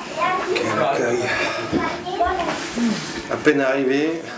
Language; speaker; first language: French; native; French